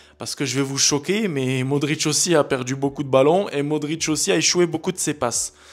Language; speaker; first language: French; native; French